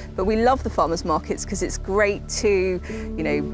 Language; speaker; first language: English; native; English